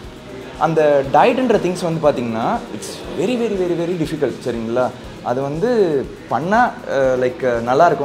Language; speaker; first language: Tamil; native; Tamil